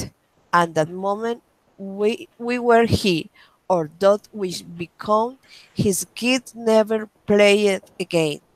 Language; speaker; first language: English; non-native, learner; Spanish